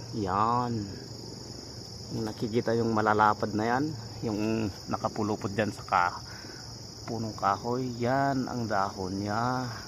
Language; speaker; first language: Filipino; non-native, local second language; Iloko